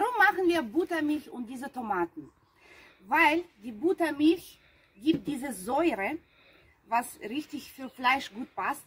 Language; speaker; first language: German; non-native, fluent; Russian